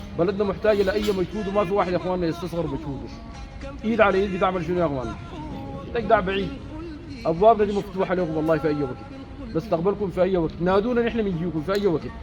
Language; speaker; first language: Arabic; native; Arabic